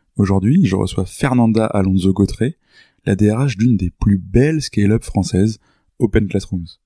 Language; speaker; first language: French; native; French